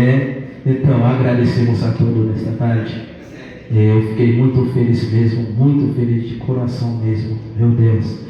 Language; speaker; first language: Portuguese; non-native, local second language; Haitian Creole